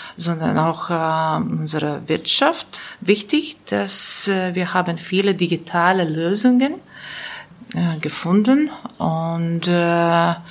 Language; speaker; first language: German; non-native, learner; Latvian